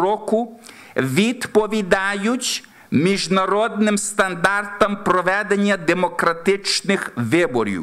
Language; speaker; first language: Ukrainian; early bilingual, heritage; Ukrainian